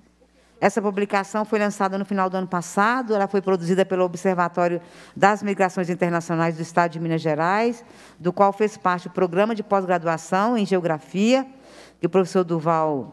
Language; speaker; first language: Portuguese; native; Portuguese